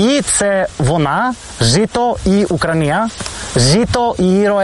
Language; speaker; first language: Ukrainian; non-native, fluent; Greek